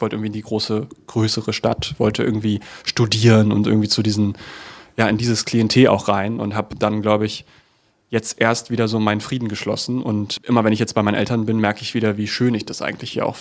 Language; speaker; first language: German; native; German